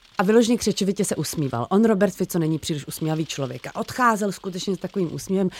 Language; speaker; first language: Czech; native; Czech